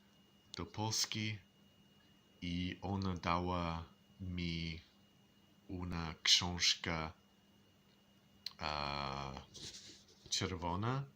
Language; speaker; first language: Polish; non-native, learner; English